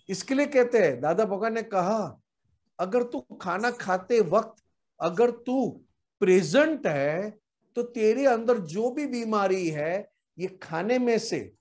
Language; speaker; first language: Hindi; non-native, local second language; Gujarati